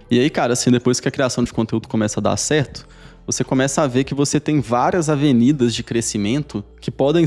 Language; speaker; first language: Portuguese; native; Portuguese